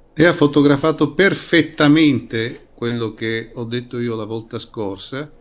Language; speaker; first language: Italian; native; Italian